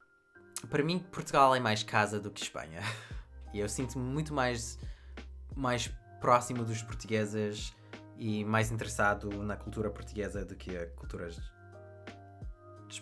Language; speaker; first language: Portuguese; non-native, fluent; English